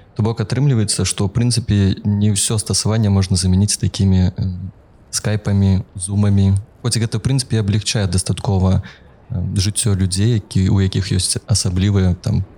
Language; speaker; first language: Belarusian; non-native, local second language; Russian